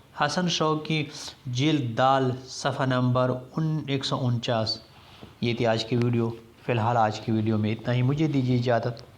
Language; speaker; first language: Urdu; non-native, local second language; Pashto